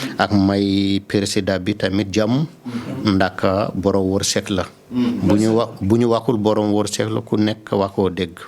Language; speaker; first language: Wolof; non-native, local second language; Fula